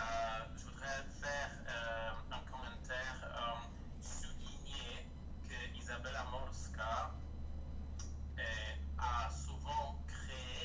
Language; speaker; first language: French; non-native, fluent; Polish